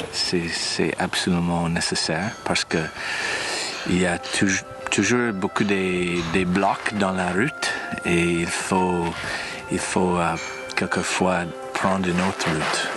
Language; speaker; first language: French; non-native, learner; English